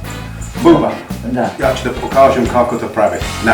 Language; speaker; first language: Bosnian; non-native, learner; English